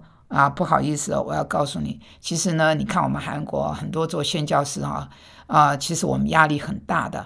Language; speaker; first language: Chinese; non-native, fluent; Korean